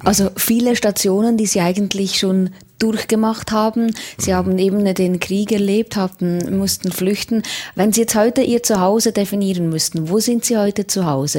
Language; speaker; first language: German; native; German